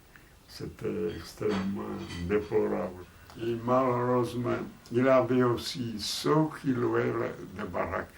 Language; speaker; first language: French; non-native, fluent; Portuguese